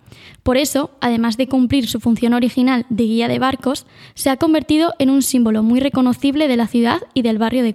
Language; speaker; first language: Spanish; native; Spanish